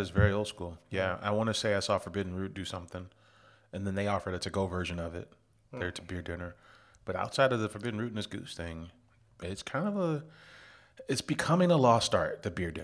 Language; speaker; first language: English; native; English